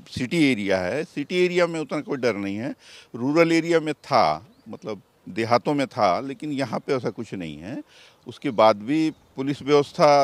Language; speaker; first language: Hindi; native; Hindi